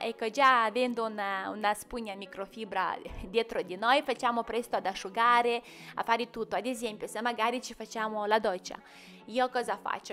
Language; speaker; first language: Italian; non-native, fluent; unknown